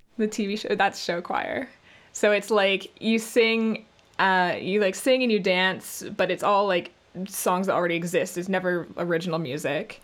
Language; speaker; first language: English; native; English